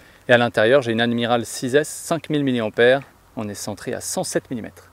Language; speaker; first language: French; native; French